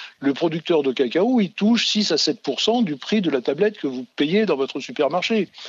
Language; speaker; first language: French; native; French